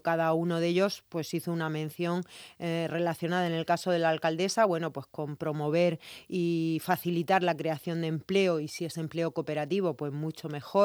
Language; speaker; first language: Spanish; native; Spanish